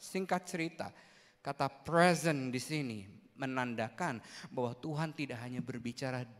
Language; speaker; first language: Indonesian; native; Indonesian